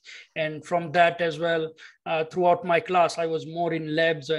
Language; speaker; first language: English; non-native, local second language; Gujarati